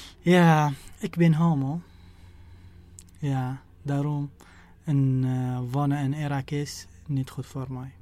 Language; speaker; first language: Dutch; non-native, learner; Arabic